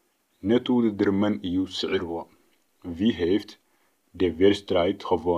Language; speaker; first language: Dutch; non-native, fluent; Tigrinya